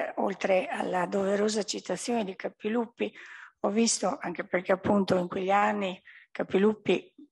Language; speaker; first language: Italian; native; Italian